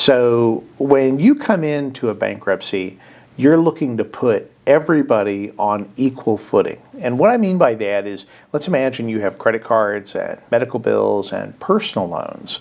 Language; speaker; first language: English; native; English